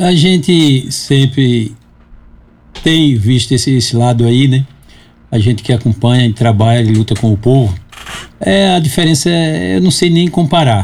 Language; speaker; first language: Portuguese; native; Portuguese